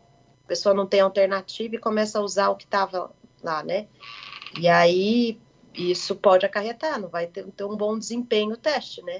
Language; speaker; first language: Portuguese; native; Portuguese